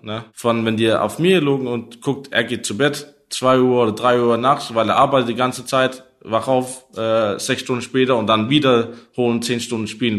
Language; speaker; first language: German; non-native, learner; Danish